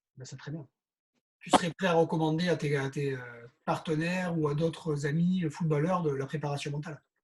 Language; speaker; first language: French; native; French